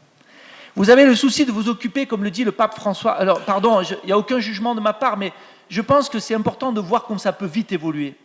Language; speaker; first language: French; native; French